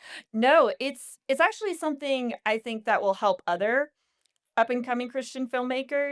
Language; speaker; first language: English; native; English